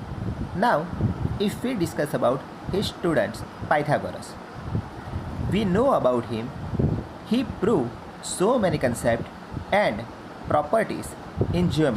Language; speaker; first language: English; non-native, local second language; Gujarati